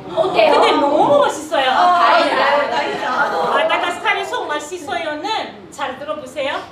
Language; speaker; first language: Korean; non-native, fluent; Malagasy